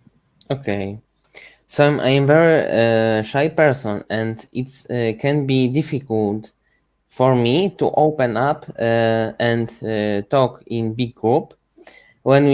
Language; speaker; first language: English; non-native, learner; Ukrainian